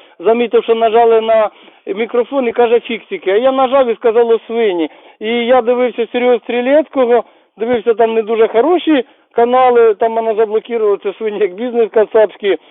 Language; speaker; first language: Ukrainian; native; Ukrainian